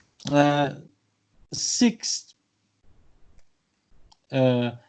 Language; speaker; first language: English; non-native, learner; Persian